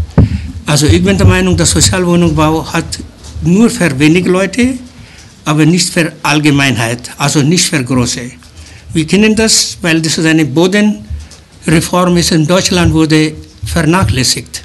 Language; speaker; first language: German; early bilingual, other home language; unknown